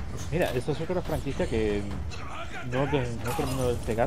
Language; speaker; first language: Spanish; native; Spanish